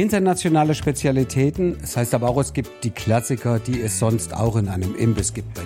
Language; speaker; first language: German; native; German